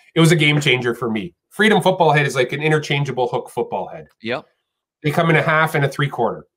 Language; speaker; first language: English; native; English